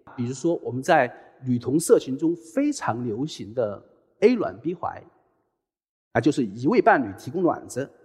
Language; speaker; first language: Chinese; native; Chinese